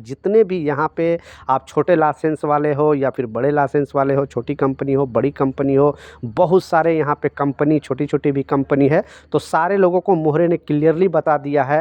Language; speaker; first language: Hindi; native; Hindi